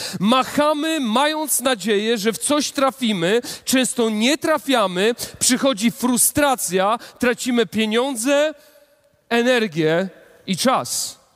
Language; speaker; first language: Polish; native; Polish